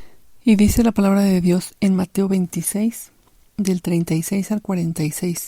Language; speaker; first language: Spanish; native; Spanish